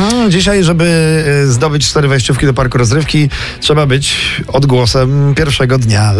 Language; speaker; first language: Polish; native; Polish